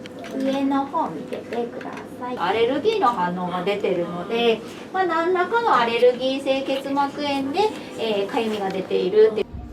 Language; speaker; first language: Japanese; native; Japanese